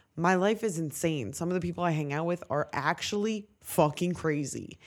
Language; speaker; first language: English; native; English